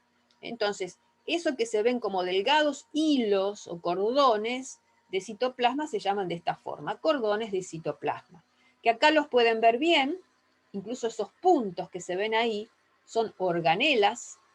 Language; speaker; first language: Spanish; native; Spanish